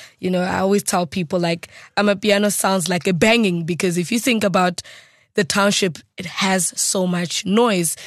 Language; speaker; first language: English; non-native, local second language; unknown